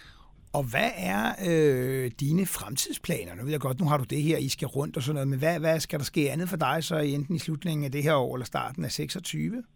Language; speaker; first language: Danish; native; Danish